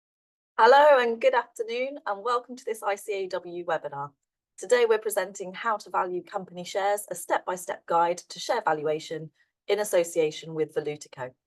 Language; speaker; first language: English; native; English